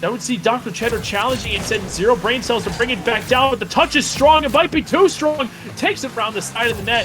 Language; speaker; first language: English; native; English